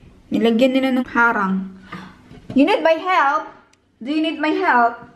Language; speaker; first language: English; non-native, local second language; Filipino